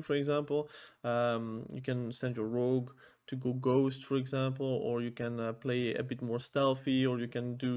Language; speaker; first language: English; non-native, fluent; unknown